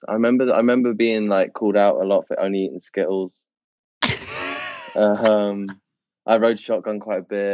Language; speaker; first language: English; native; English